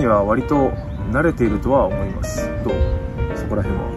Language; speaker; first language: Japanese; native; Japanese